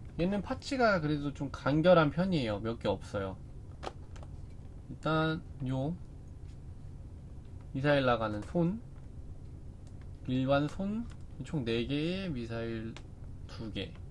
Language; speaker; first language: Korean; native; Korean